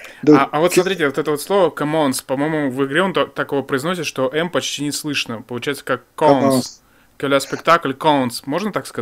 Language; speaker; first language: Russian; native; Russian